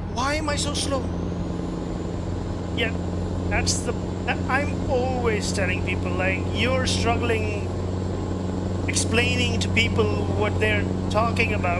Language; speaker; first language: English; non-native, local second language; Pashto